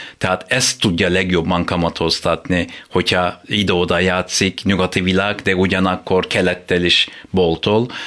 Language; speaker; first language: Hungarian; non-native, fluent; Turkish